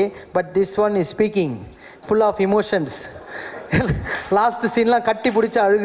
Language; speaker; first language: Tamil; native; Tamil